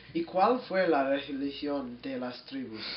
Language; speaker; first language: Spanish; non-native, learner; English